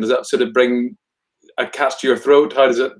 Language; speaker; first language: English; native; English